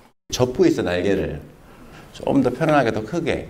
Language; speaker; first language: Korean; native; Korean